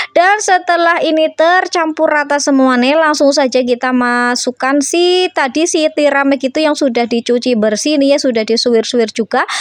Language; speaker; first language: Indonesian; non-native, local second language; Javanese